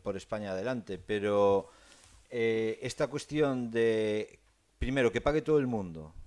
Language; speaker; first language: Spanish; non-native, local second language; Galician